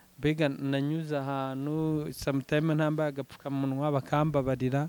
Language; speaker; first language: Kinyarwanda; early bilingual, heritage; Kinyarwanda